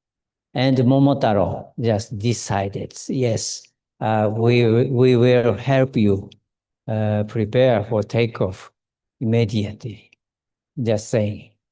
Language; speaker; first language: English; non-native, learner; Japanese